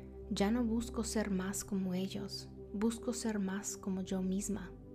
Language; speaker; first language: Spanish; early bilingual, heritage; Spanish